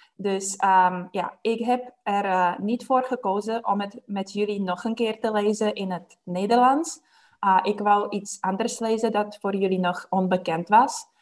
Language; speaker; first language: Dutch; non-native, fluent; Czech